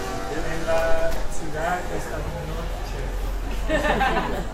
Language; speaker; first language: Spanish; non-native, learner; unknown